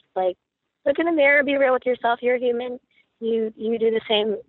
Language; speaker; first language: English; native; English